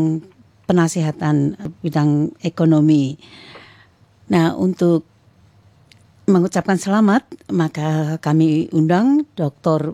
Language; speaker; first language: Indonesian; native; Indonesian